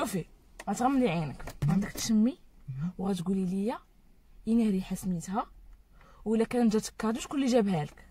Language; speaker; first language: Arabic; native; Arabic